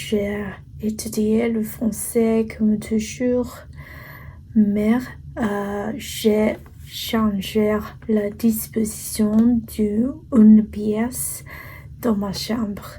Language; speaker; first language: French; non-native, learner; Japanese